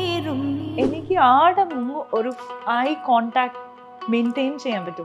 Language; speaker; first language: Malayalam; non-native, local second language; Punjabi